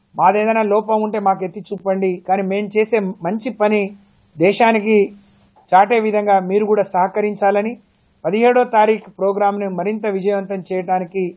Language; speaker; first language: Telugu; non-native, local second language; Lambadi